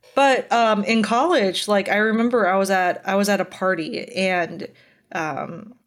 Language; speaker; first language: English; native; English